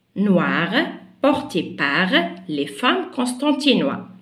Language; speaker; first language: French; non-native, local second language; Arabic